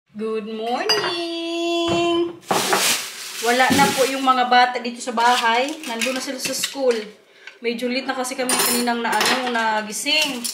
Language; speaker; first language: Filipino; non-native, local second language; Waray